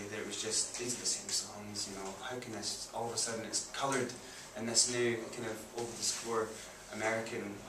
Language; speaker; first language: English; native; English